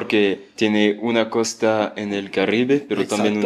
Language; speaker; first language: Spanish; non-native, fluent; French